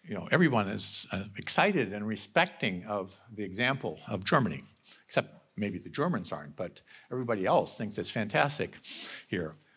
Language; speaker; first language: English; native; English